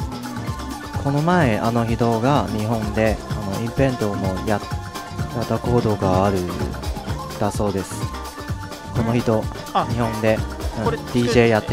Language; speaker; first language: Japanese; non-native, fluent; Chinese